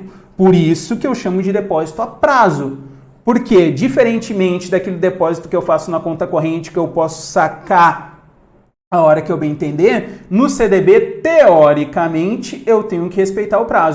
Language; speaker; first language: Portuguese; native; Portuguese